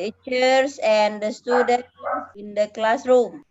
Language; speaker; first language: English; non-native, learner; Indonesian